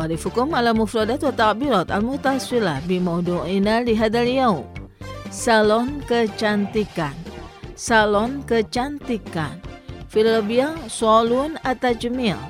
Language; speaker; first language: Arabic; non-native, fluent; Indonesian